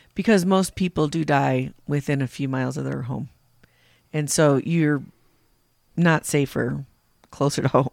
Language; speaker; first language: English; native; English